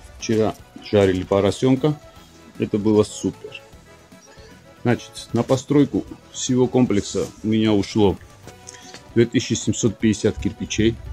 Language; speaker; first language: Russian; non-native, local second language; Georgian